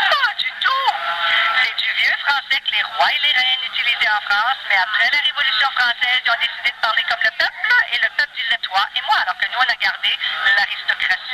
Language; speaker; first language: French; native; French